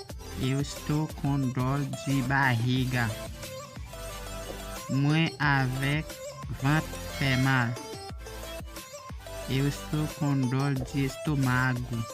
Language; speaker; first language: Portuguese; non-native, learner; Haitian Creole